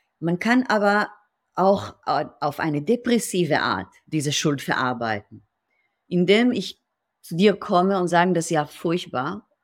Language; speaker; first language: German; non-native, fluent; Hebrew